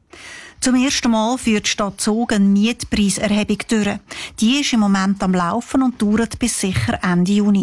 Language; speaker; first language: German; native; German